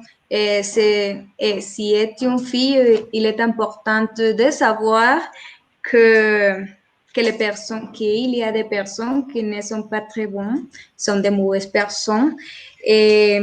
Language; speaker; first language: French; non-native, learner; Spanish